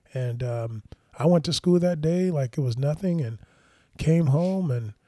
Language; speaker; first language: English; native; English